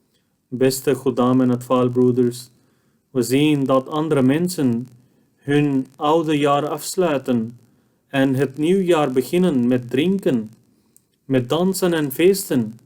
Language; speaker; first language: Dutch; non-native, fluent; Urdu